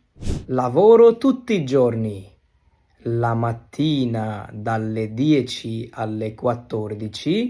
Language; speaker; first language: Italian; non-native, fluent; Bangla